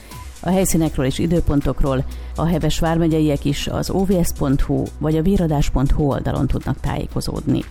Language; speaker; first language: Hungarian; native; Hungarian